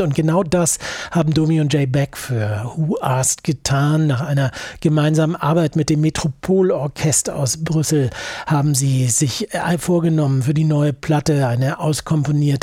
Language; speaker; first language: German; native; German